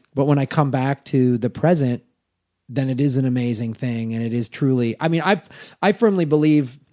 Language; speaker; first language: English; native; English